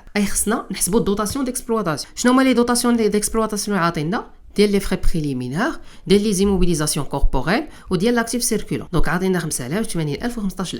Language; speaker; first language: Arabic; native; Arabic